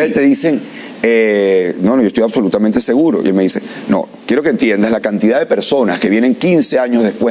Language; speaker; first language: Spanish; native; Spanish